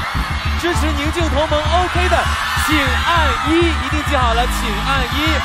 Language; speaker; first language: Chinese; native; Chinese